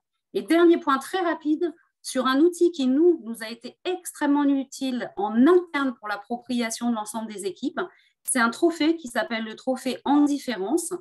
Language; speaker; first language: French; native; French